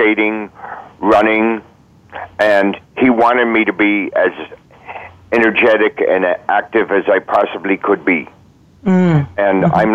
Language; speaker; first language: English; native; English